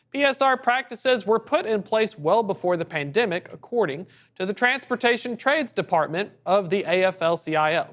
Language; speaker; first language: English; native; English